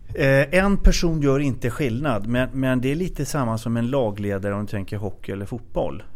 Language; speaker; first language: Swedish; native; Swedish